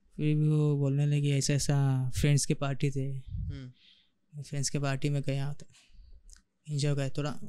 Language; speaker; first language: Hindi; non-native, local second language; Telugu